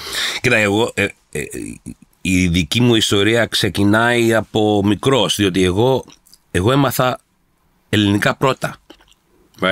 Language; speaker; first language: Greek; early bilingual, heritage; Greek